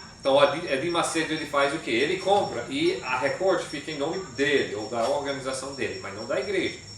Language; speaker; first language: Portuguese; non-native, fluent; English